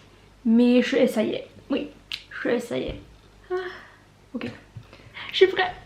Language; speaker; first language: French; non-native, learner; Norwegian